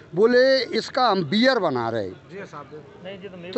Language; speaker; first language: Hindi; native; Hindi